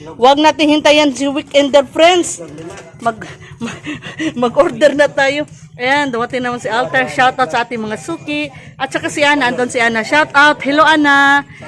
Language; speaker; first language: Filipino; non-native, local second language; Cebuano